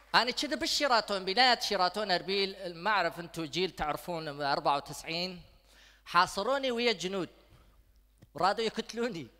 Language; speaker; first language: Arabic; non-native, local second language; Kurdish